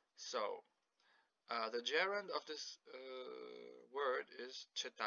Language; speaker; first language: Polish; non-native, fluent; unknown